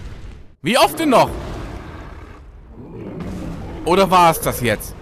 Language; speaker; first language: German; native; German